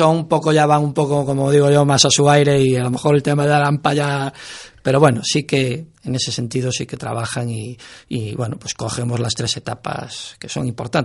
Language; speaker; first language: Spanish; native; Spanish